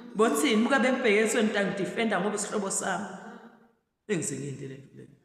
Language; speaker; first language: Zulu; non-native, local second language; Swati